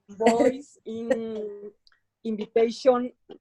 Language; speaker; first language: English; non-native, learner; Spanish